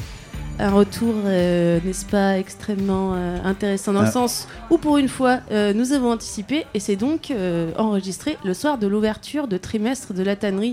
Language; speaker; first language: French; native; French